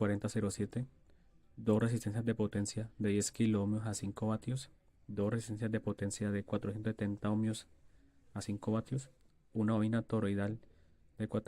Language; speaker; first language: Spanish; native; Spanish